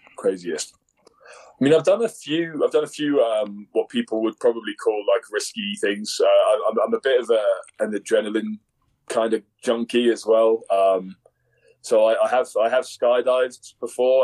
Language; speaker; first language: English; native; English